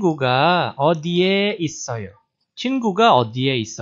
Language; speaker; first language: Korean; non-native, fluent; Indonesian